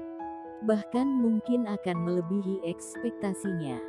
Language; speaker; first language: Indonesian; native; Indonesian